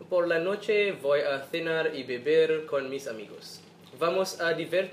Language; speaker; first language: Spanish; non-native, learner; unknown